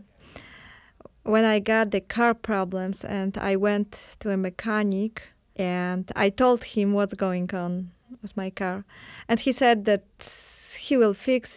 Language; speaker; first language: English; non-native, learner; Polish